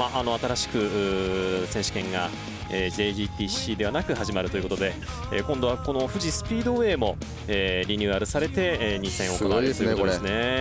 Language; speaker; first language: Japanese; native; Japanese